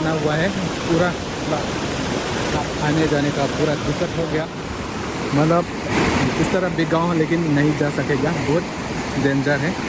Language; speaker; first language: Hindi; non-native, local second language; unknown